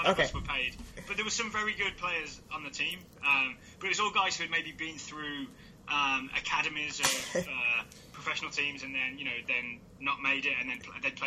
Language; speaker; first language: English; native; English